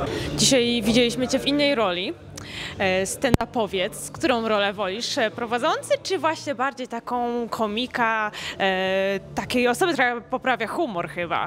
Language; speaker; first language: Polish; native; Polish